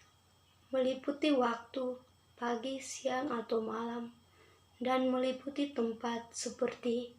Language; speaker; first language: Indonesian; non-native, local second language; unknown